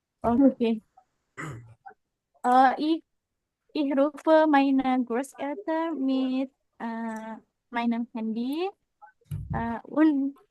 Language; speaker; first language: German; non-native, learner; Indonesian